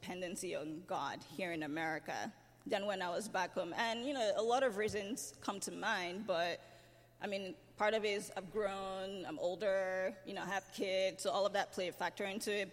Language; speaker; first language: English; non-native, local second language; Yoruba